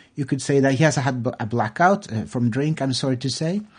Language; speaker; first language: English; non-native, fluent; Norwegian